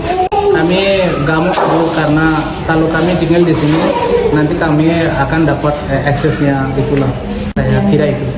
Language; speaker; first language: Indonesian; non-native, learner; Rohingya